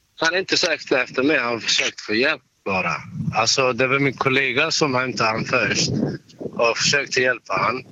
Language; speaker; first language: Swedish; non-native, learner; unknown